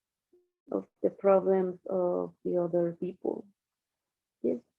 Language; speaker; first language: English; non-native, learner; Spanish